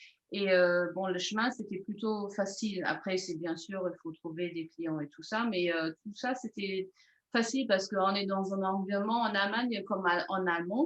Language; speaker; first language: French; non-native, fluent; German